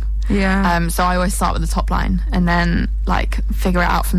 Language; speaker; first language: English; native; English